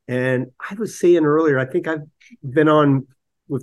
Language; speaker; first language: English; native; English